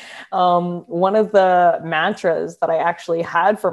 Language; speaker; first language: English; native; English